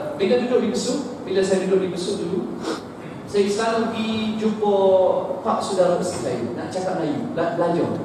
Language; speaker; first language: Malay; non-native, fluent; Arabic